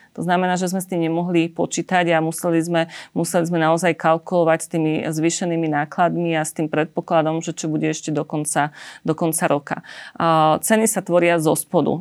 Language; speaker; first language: Slovak; native; Slovak